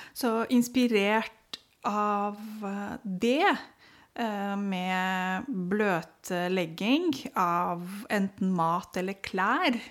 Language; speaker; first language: Norwegian; non-native, fluent; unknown